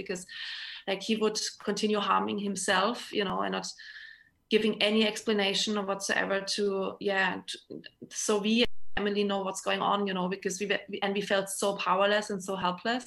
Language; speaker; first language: English; non-native, fluent; German